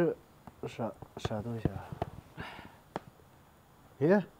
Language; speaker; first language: Chinese; non-native, local second language; Tibetan